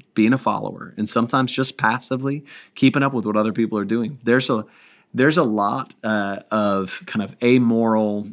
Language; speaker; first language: English; native; English